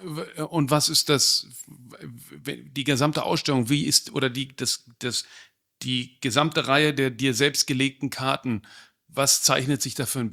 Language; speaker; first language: German; native; German